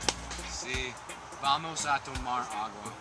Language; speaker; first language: Spanish; non-native, learner; English